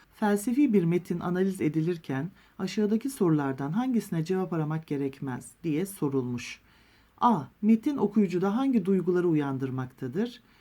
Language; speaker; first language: Turkish; native; Turkish